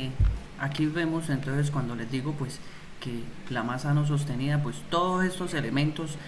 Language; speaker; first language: Spanish; native; Spanish